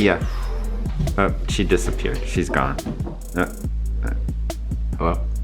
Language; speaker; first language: English; native; English